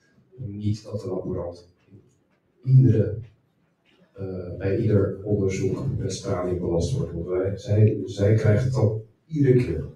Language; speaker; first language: Dutch; native; Dutch